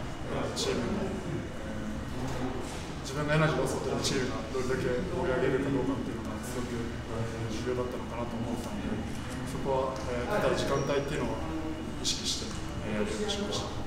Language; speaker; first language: Japanese; native; Japanese